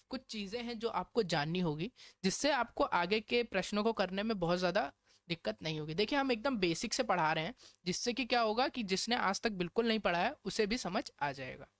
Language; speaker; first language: Hindi; non-native, local second language; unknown